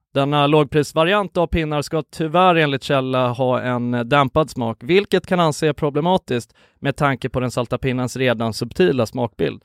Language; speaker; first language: Swedish; native; Swedish